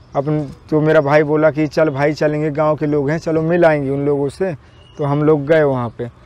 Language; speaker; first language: Hindi; native; Hindi